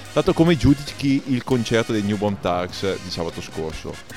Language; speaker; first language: Italian; native; Italian